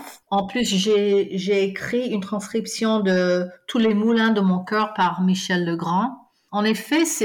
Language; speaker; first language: French; non-native, fluent; English